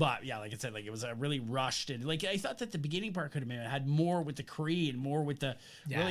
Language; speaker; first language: English; native; English